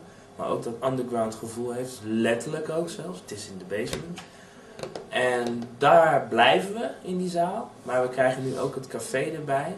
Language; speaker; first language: Dutch; native; Dutch